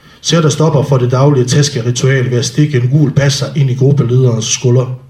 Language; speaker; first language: Danish; non-native, fluent; Bosnian